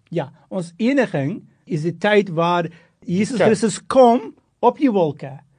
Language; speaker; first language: Afrikaans; non-native, fluent; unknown